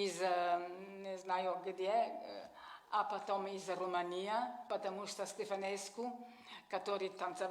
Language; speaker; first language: Russian; non-native, learner; Italian